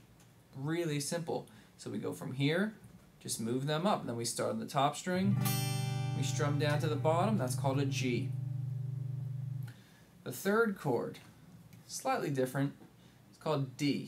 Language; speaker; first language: English; native; English